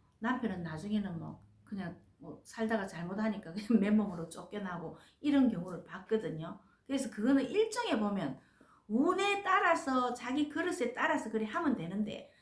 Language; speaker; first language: Korean; native; Korean